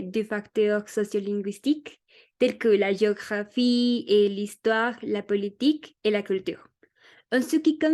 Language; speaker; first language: French; non-native, learner; Spanish